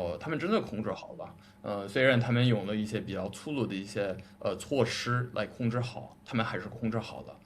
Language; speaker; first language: Chinese; non-native, fluent; English